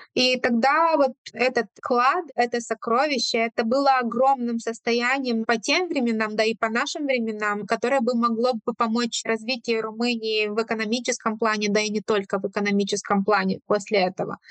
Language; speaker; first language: Russian; non-native, fluent; Romanian